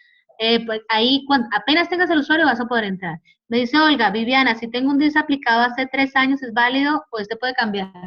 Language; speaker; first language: Spanish; native; Spanish